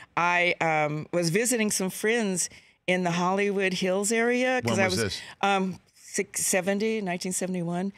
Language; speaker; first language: English; native; English